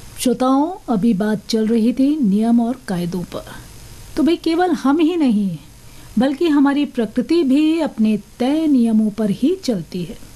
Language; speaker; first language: Hindi; native; Hindi